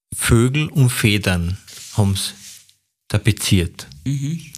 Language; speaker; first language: German; non-native, fluent; Slovenian